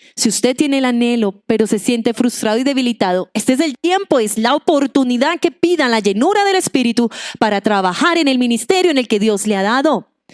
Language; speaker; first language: Spanish; non-native, local second language; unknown